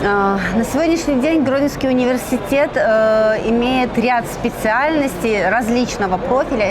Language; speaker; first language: Russian; native; Russian